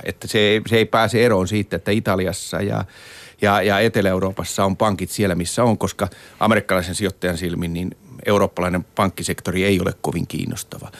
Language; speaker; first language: Finnish; native; Finnish